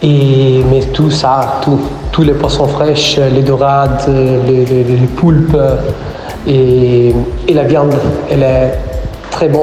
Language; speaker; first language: French; non-native, fluent; Italian